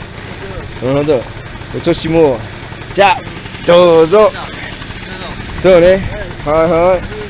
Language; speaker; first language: Japanese; non-native, learner; English